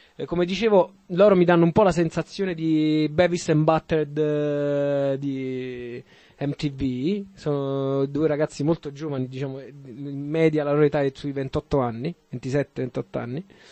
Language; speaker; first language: Italian; native; Italian